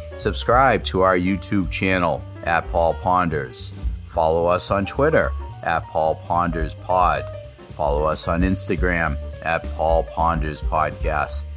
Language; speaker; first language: English; native; English